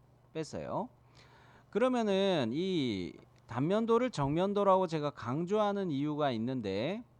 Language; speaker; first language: Korean; native; Korean